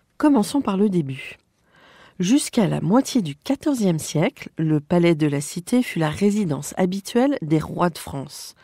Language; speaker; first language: French; native; French